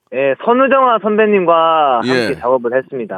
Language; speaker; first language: Korean; native; Korean